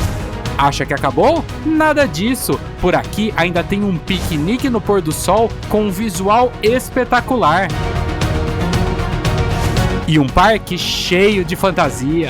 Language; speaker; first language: Portuguese; native; Portuguese